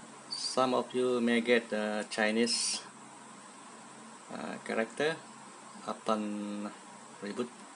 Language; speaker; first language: English; non-native, local second language; Malay